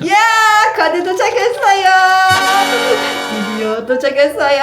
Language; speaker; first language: Korean; non-native, learner; Persian